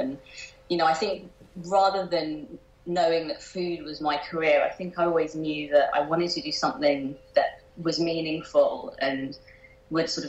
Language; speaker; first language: English; native; English